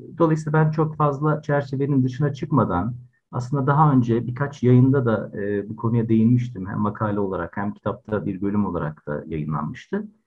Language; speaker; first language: Turkish; native; Turkish